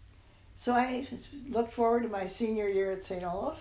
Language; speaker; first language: English; non-native, local second language; German